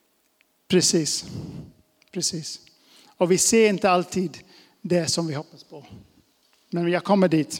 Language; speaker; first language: Swedish; non-native, fluent; English